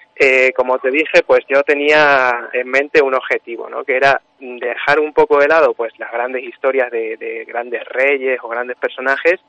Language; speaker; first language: Spanish; native; Spanish